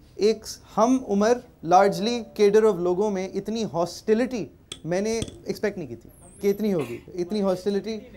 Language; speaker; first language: Urdu; native; Urdu